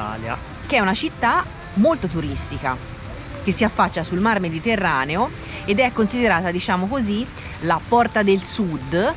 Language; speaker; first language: Italian; native; Italian